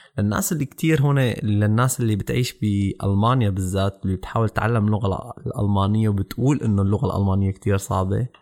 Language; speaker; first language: Arabic; native; Arabic